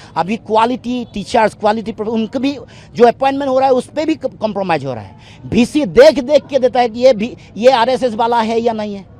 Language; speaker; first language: Hindi; non-native, local second language; Assamese